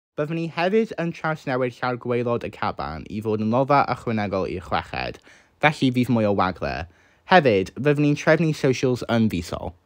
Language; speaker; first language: Welsh; non-native, local second language; English